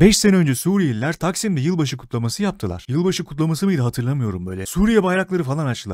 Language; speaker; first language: Turkish; native; Turkish